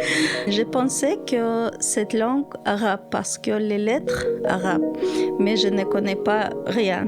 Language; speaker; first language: French; non-native, learner; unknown